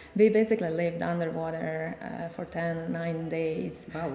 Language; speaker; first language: English; non-native, fluent; Hungarian